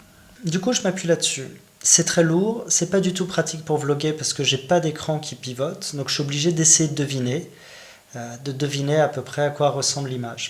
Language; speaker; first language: French; native; French